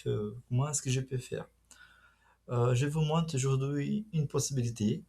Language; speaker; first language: French; non-native, fluent; Portuguese